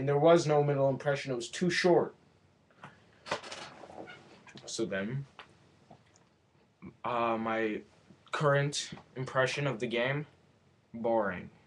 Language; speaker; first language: English; native; English